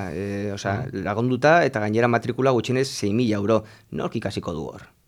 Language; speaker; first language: Basque; non-native, local second language; Spanish